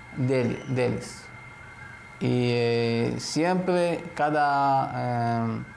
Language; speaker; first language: Spanish; non-native, fluent; Hebrew